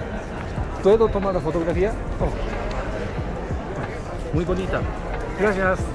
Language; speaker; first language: Spanish; non-native, learner; English